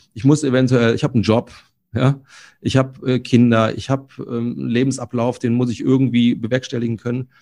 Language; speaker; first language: German; native; German